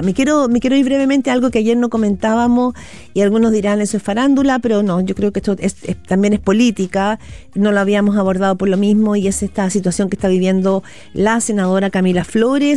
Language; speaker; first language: Spanish; native; Spanish